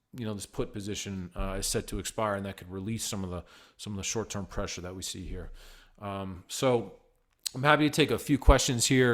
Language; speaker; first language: English; native; English